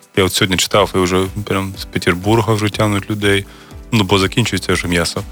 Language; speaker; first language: Ukrainian; native; Ukrainian